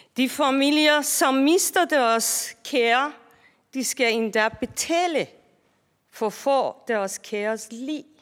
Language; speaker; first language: Danish; non-native, fluent; Persian